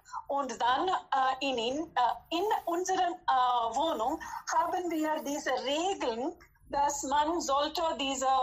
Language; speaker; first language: German; non-native, fluent; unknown